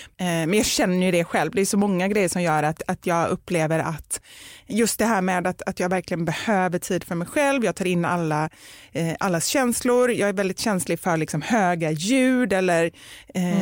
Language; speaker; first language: Swedish; native; Swedish